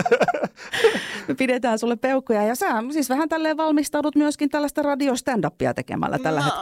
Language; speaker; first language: Finnish; native; Finnish